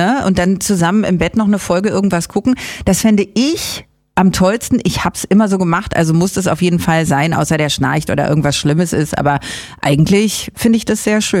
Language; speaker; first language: German; native; German